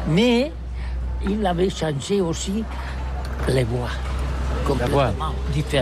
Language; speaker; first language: French; non-native, learner; Catalan